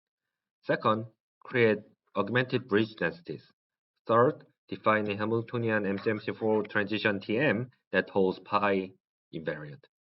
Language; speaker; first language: English; non-native, learner; Korean